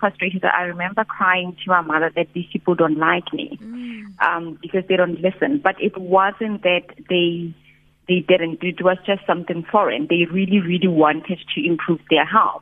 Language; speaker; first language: English; non-native, local second language; Tswana